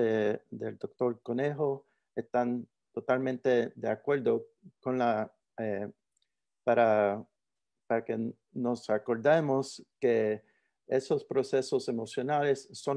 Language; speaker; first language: Spanish; early bilingual, heritage; Spanish